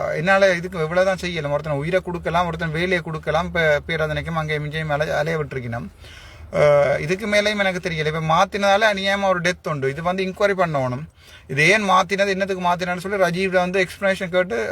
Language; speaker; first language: Tamil; native; Tamil